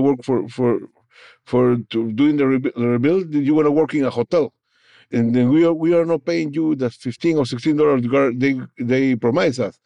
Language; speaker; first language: English; non-native, learner; Spanish